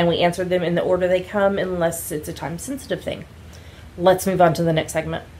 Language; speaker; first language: English; native; English